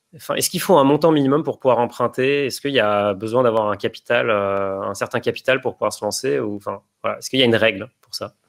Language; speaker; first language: French; native; French